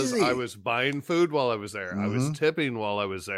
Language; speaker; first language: English; native; English